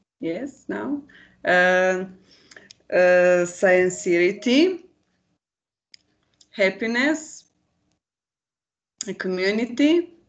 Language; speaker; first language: English; non-native, learner; Croatian